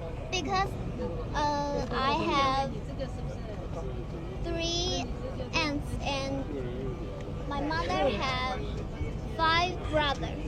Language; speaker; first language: English; non-native, learner; Chinese